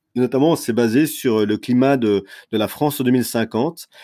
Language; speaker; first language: French; native; French